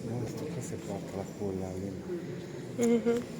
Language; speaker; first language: Italian; non-native, learner; Ukrainian